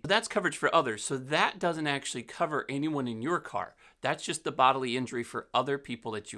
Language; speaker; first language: English; native; English